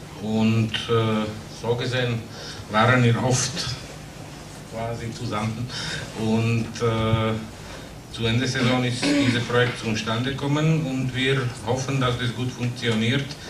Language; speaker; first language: German; non-native, fluent; Slovak